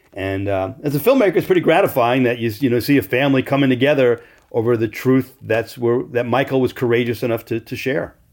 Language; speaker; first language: English; native; English